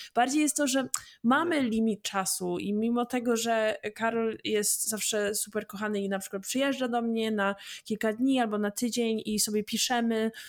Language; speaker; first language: Polish; early bilingual, heritage; English